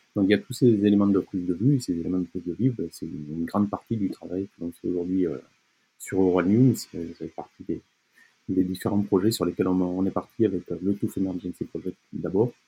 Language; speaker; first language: French; native; French